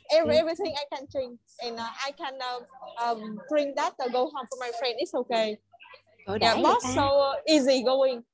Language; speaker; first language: English; non-native, learner; Vietnamese